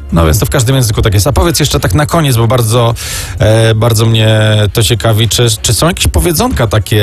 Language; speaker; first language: Polish; native; Polish